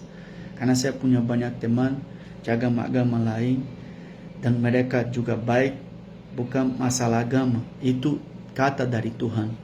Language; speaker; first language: Indonesian; non-native, learner; Portuguese